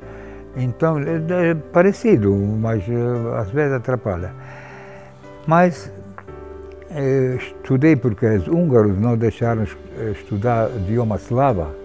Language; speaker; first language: Portuguese; non-native, fluent; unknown